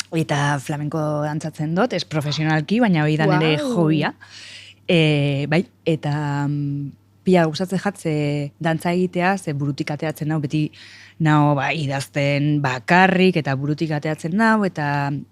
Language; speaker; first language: Basque; non-native, local second language; Spanish